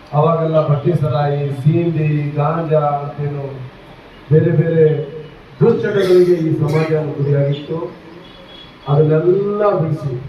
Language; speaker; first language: Kannada; non-native, local second language; Lambadi